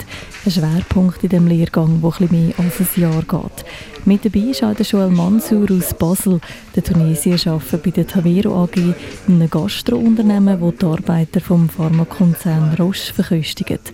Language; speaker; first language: German; native; German